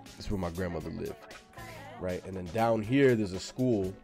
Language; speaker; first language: English; native; English